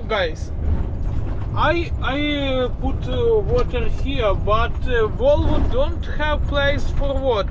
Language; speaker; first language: English; non-native, learner; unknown